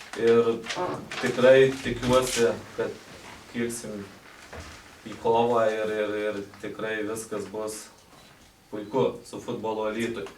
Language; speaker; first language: Lithuanian; native; Lithuanian